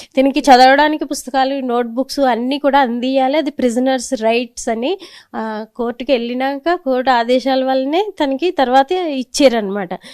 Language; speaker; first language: Telugu; native; Telugu